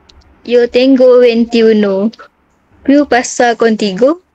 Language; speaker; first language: Spanish; non-native, learner; Malay